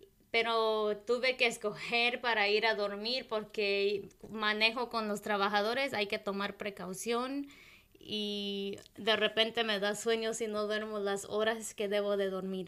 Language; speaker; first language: Spanish; non-native, local second language; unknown